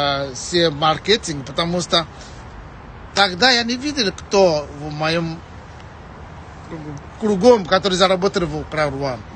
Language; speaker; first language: Russian; non-native, fluent; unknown